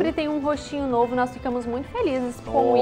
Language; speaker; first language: Portuguese; native; Portuguese